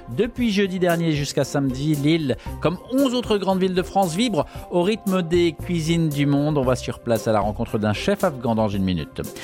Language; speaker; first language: French; native; French